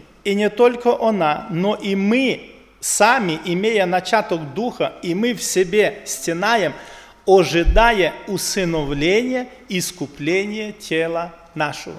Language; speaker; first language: Russian; non-native, local second language; Ukrainian